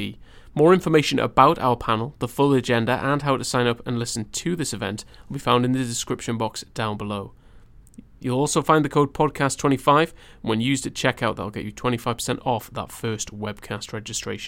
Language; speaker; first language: English; native; English